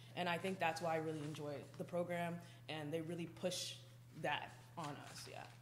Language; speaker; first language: English; native; English